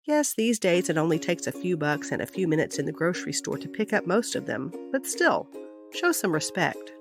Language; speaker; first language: English; native; English